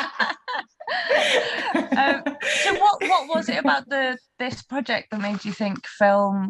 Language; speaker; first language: English; native; English